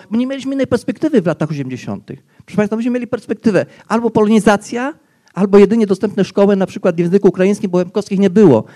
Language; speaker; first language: Polish; non-native, local second language; Rusyn